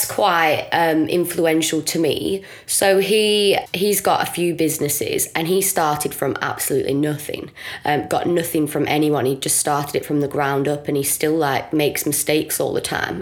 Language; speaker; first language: English; native; English